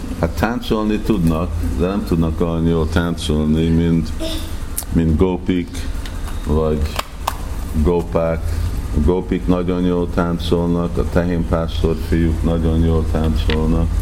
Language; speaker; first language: Hungarian; early bilingual, heritage; Hungarian